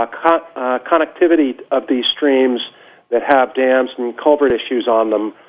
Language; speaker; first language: English; native; English